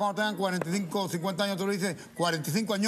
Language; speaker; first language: Spanish; native; Spanish